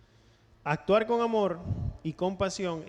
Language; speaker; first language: Spanish; native; Spanish